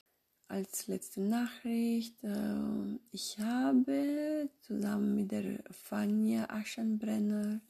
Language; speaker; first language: German; non-native, fluent; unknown